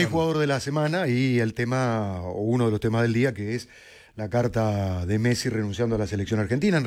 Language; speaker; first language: Spanish; native; Spanish